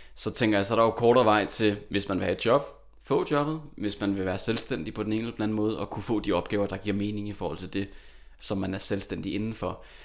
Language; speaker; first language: Danish; native; Danish